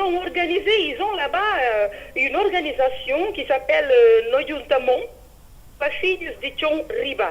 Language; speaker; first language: French; non-native, fluent; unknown